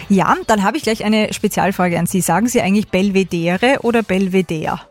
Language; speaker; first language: German; native; German